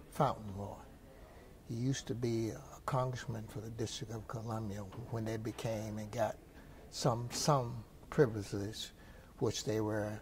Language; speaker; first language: English; native; English